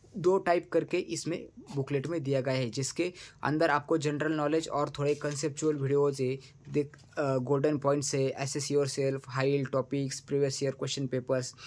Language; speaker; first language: Hindi; non-native, local second language; Marathi